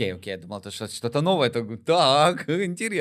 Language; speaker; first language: Russian; native; Russian